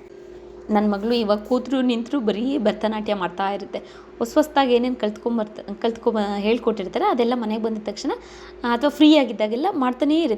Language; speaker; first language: Kannada; native; Kannada